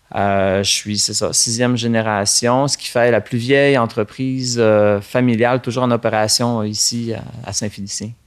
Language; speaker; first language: French; native; French